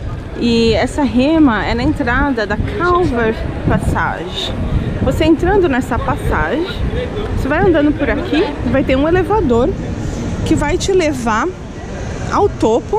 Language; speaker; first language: Portuguese; native; Portuguese